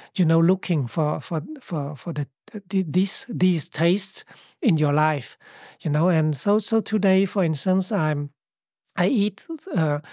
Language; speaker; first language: English; early bilingual, other home language; Vietnamese